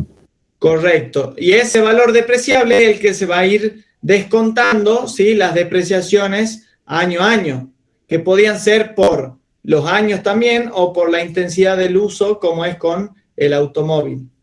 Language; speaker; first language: Spanish; native; Spanish